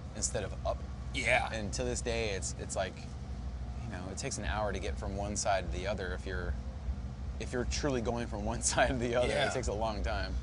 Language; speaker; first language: English; native; English